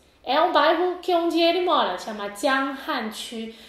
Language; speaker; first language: Portuguese; non-native, fluent; Chinese